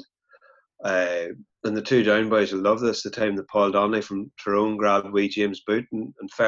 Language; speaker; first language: English; native; English